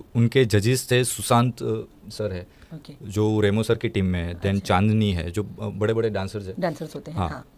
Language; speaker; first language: Hindi; non-native, local second language; Gujarati